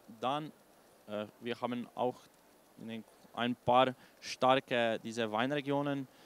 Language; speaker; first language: German; non-native, learner; Slovenian